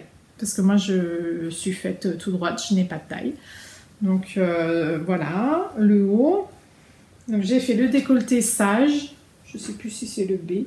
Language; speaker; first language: French; native; French